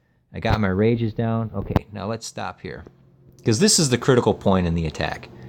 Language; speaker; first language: English; native; English